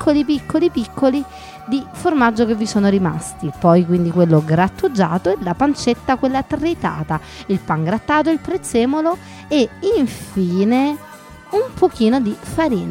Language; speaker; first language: Italian; native; Italian